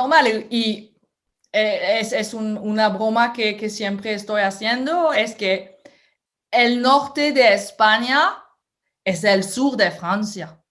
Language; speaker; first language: Spanish; non-native, fluent; French